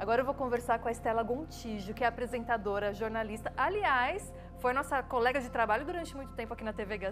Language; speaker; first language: Portuguese; native; Portuguese